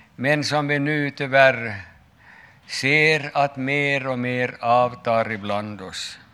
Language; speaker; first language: Swedish; native; Swedish